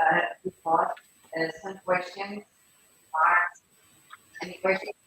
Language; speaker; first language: English; non-native, fluent; Portuguese